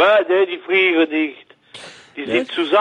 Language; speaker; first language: German; non-native, learner; French